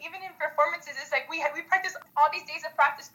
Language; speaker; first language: English; native; English